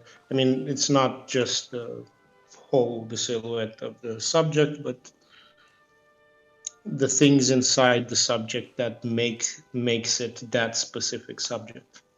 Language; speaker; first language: English; non-native, fluent; Romanian